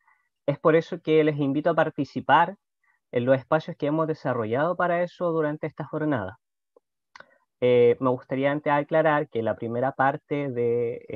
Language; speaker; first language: Spanish; native; Spanish